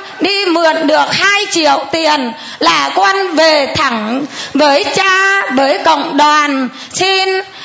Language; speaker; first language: Vietnamese; non-native, local second language; Muong